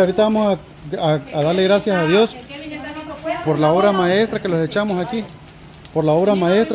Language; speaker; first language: Spanish; native; Spanish